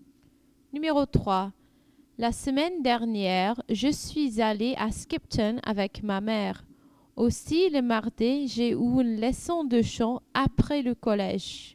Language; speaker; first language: French; non-native, learner; English